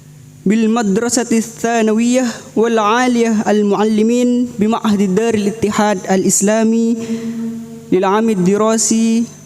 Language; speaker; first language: Arabic; non-native, fluent; Indonesian